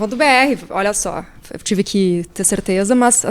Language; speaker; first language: Portuguese; native; Portuguese